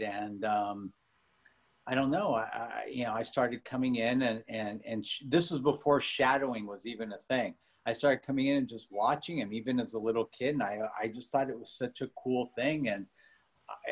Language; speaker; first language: English; native; English